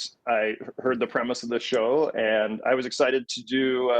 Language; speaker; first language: English; native; English